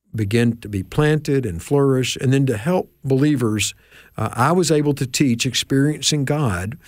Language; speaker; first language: English; native; English